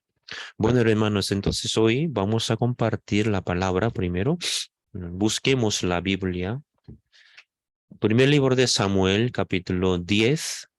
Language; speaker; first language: Spanish; non-native, fluent; Korean